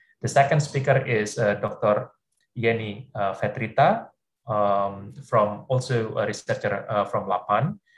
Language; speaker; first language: English; non-native, fluent; Indonesian